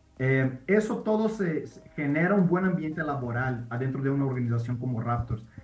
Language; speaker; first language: Spanish; non-native, fluent; Portuguese